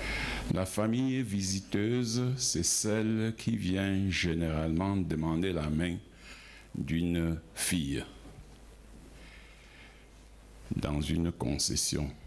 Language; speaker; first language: French; non-native, local second language; Ghomala